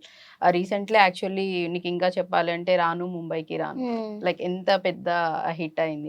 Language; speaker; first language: Telugu; native; Telugu